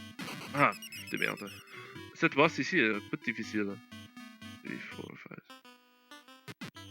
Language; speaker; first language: French; non-native, learner; English